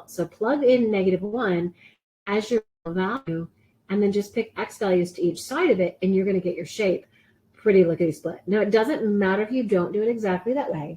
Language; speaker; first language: English; native; English